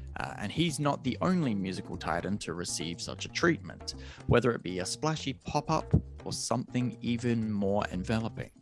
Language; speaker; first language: English; native; English